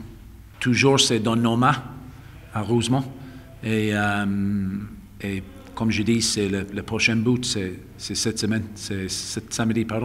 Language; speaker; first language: French; non-native, fluent; English